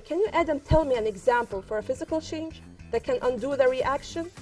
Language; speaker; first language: English; non-native, fluent; Arabic